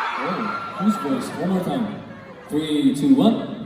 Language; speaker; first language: English; non-native, learner; Korean